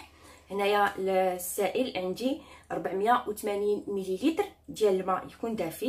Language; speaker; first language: Arabic; native; Arabic